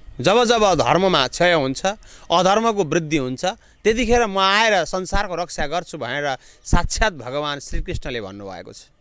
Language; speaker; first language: Nepali; native; Nepali